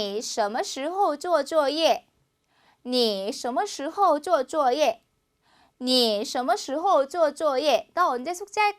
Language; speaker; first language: Chinese; non-native, fluent; Korean